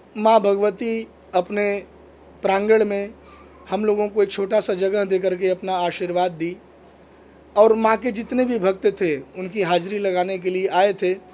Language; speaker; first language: Hindi; native; Hindi